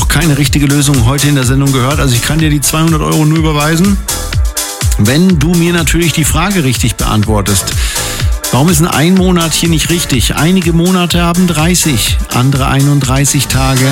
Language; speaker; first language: German; native; German